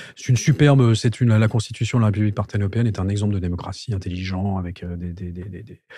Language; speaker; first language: French; native; French